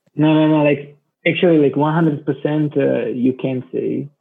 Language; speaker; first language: English; non-native, fluent; Georgian